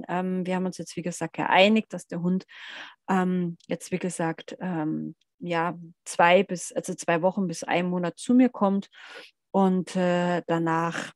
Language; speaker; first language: German; native; German